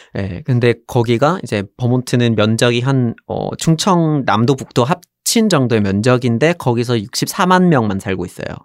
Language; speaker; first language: Korean; non-native, fluent; English